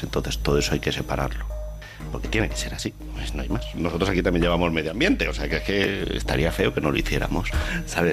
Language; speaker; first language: Spanish; native; Spanish